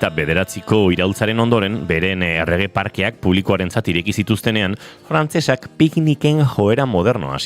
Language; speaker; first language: Basque; native; Basque